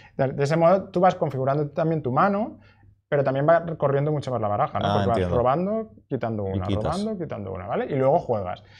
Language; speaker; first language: Spanish; native; Spanish